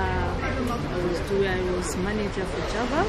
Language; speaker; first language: English; non-native, local second language; Kinyarwanda